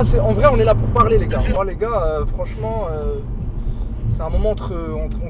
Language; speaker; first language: French; native; French